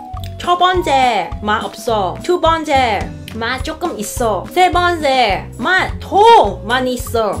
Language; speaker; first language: Korean; non-native, learner; Cantonese